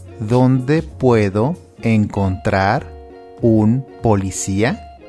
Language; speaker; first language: Spanish; non-native, fluent; English